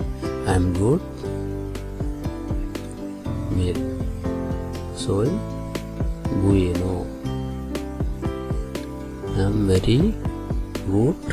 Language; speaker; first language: English; non-native, local second language; Telugu